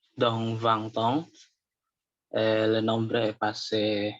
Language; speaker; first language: French; non-native, learner; Indonesian